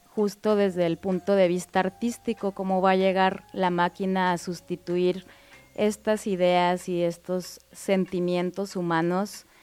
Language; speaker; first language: Spanish; native; Spanish